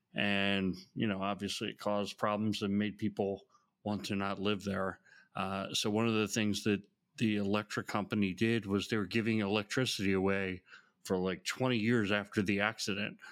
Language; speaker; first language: English; native; English